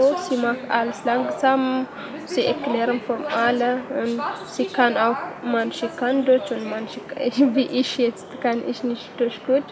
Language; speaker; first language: German; non-native, learner; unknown